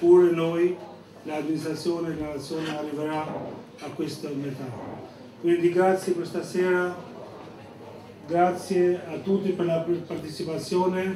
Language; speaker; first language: Italian; non-native, fluent; Albanian